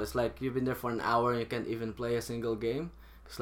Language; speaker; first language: English; non-native, local second language; Filipino